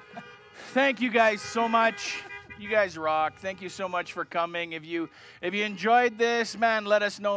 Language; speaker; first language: English; native; English